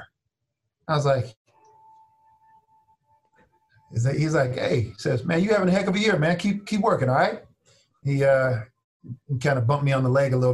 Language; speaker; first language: English; native; English